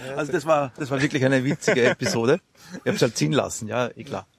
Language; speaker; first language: German; native; German